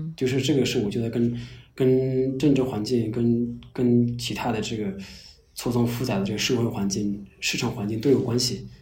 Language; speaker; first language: Chinese; non-native, local second language; Tibetan